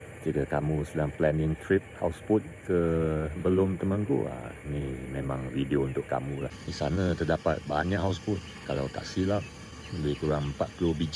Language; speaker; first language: Malay; native; Malay